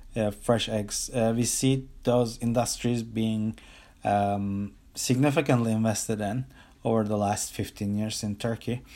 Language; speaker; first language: English; non-native, fluent; Turkish